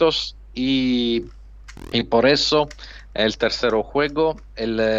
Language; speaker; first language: Spanish; non-native, fluent; Italian